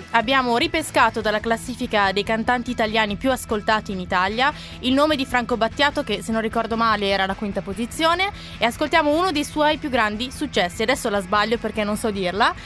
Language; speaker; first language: Italian; native; Italian